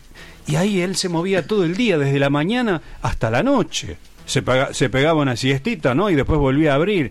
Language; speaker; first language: Spanish; native; Spanish